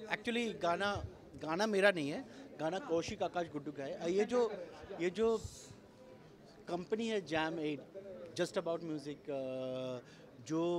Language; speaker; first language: Hindi; non-native, local second language; Bangla